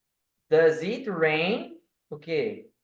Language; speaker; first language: English; non-native, fluent; Portuguese